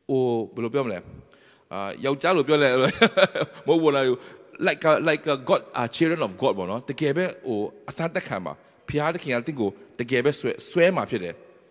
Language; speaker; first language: Burmese; non-native, local second language; Tedim Chin